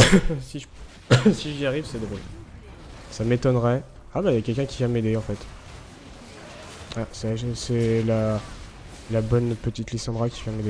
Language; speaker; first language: French; native; French